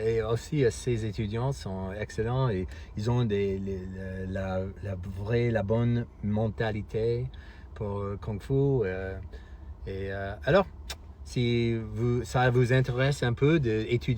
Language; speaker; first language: French; non-native, fluent; English